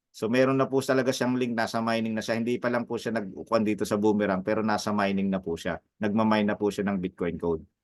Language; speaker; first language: Filipino; native; Filipino